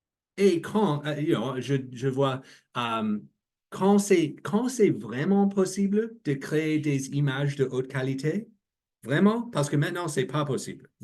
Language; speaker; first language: French; non-native, learner; English